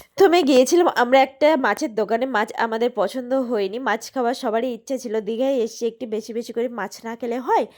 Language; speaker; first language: Bangla; native; Bangla